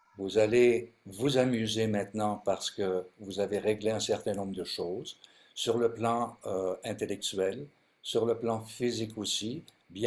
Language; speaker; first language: French; native; French